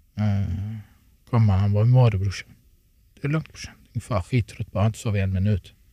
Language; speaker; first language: Swedish; early bilingual, other home language; Turoyo